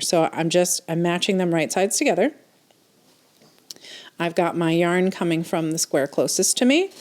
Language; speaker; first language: English; native; English